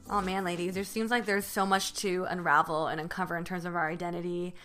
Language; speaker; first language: English; early bilingual, other home language; Chinese